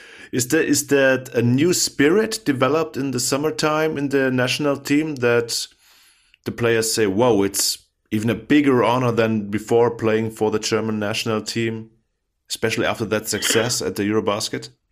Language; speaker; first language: English; non-native, fluent; German